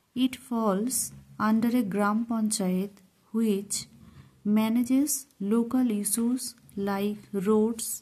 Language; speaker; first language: English; non-native, local second language; Bangla